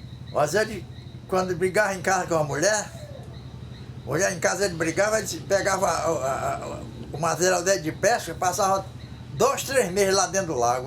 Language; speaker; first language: Portuguese; native; Portuguese